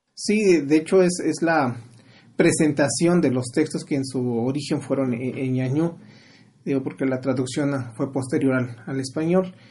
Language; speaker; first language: Spanish; non-native, local second language; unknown